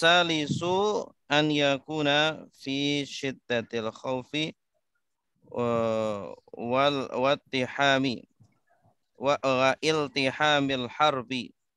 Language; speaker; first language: Arabic; non-native, fluent; Indonesian